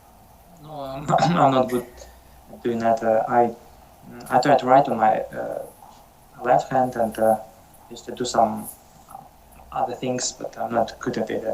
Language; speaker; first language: English; non-native, learner; Russian